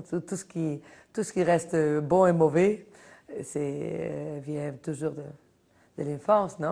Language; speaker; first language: French; non-native, fluent; Spanish